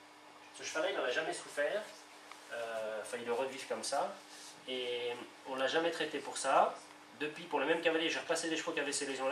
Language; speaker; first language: French; native; French